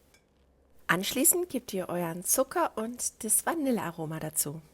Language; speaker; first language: German; native; German